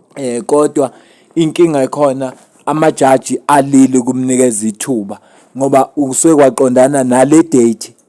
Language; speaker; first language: Zulu; native; Zulu